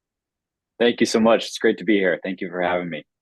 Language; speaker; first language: English; native; English